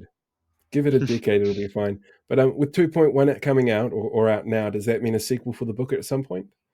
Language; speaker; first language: English; native; English